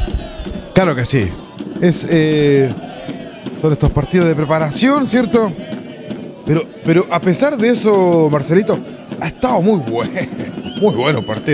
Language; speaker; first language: Spanish; native; Spanish